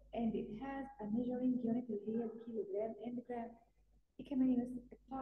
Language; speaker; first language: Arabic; native; Arabic